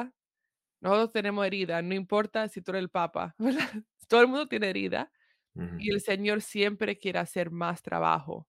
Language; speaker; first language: Spanish; early bilingual, heritage; Spanish